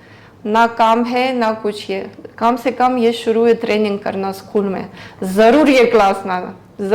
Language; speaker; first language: Hindi; non-native, learner; Greek